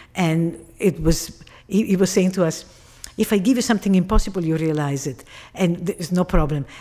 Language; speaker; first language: English; non-native, fluent; Italian